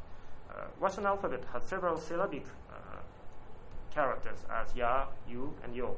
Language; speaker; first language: English; non-native, learner; Japanese